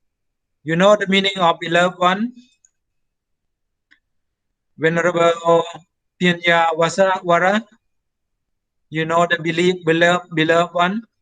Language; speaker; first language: English; non-native, fluent; Thai